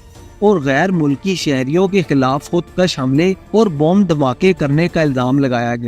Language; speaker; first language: Urdu; native; Urdu